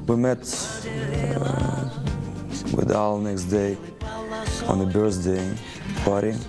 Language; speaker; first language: English; non-native, learner; Russian